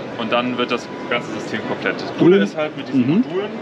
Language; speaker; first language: German; native; German